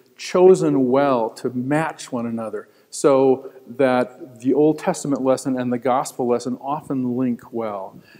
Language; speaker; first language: English; native; English